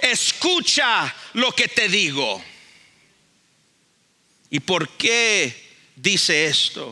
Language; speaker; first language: Spanish; early bilingual, heritage; Spanish